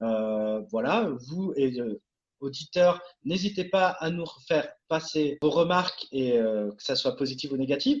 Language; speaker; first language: French; native; French